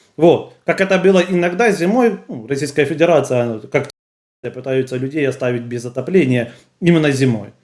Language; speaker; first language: Russian; native; Russian